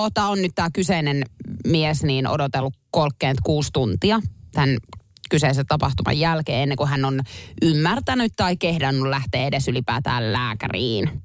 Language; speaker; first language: Finnish; native; Finnish